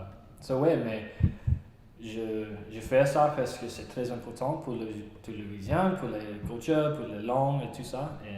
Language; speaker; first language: French; non-native, learner; English